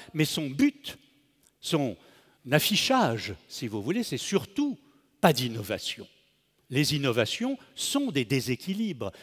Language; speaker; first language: French; native; French